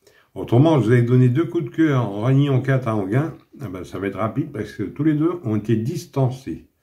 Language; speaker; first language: French; native; French